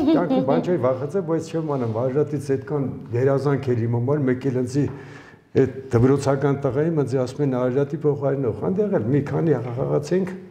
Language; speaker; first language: Armenian; early bilingual, other home language; Ukrainian